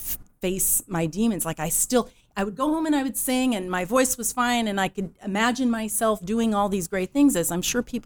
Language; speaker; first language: English; native; English